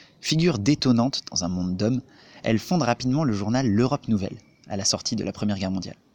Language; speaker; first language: French; native; French